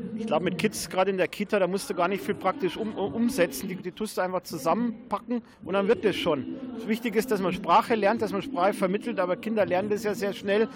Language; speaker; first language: German; native; German